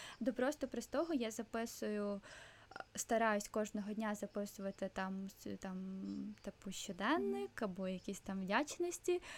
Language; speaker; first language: Ukrainian; non-native, local second language; Russian